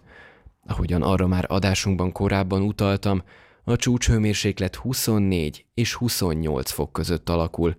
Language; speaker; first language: Hungarian; native; Hungarian